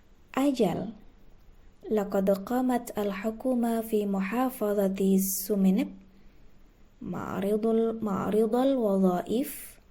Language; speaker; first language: Arabic; non-native, fluent; Indonesian